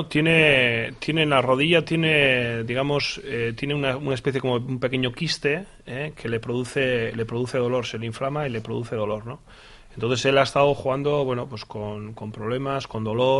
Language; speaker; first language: Spanish; native; Spanish